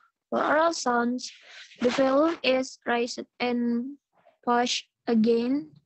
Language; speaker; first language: English; non-native, learner; Indonesian